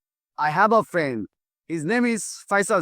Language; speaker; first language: English; non-native, learner; Bangla